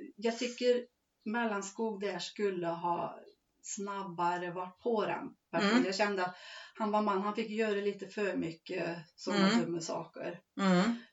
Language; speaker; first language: Swedish; native; Swedish